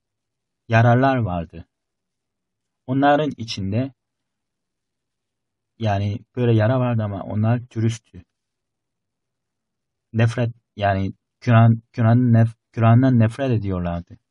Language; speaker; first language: Turkish; non-native, fluent; Korean